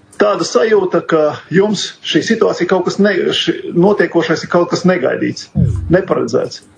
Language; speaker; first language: Latvian; native; Latvian